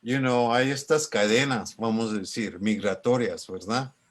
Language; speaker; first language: Spanish; early bilingual, other home language; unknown